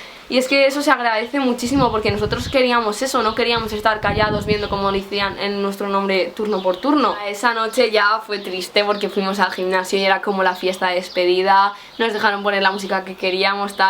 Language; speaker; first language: Spanish; native; Spanish